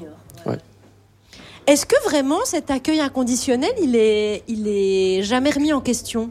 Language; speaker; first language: French; native; French